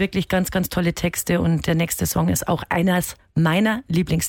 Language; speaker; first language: German; native; German